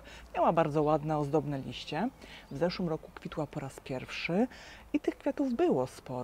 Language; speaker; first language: Polish; native; Polish